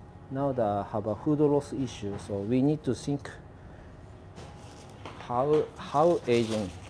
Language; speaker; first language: English; non-native, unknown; Japanese